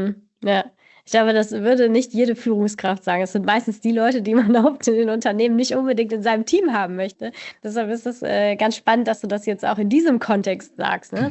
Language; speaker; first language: German; native; German